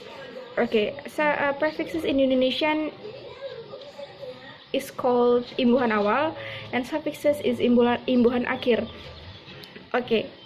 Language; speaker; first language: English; non-native, learner; Indonesian